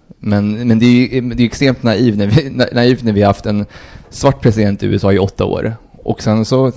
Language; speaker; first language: Swedish; native; Swedish